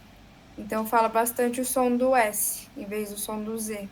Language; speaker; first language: Portuguese; native; Portuguese